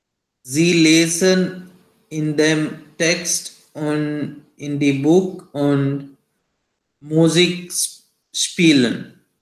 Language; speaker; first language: German; non-native, learner; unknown